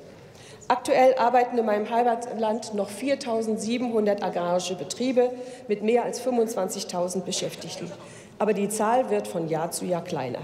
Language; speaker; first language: German; native; German